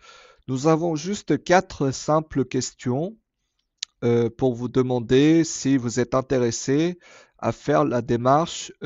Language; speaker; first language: French; non-native, fluent; Korean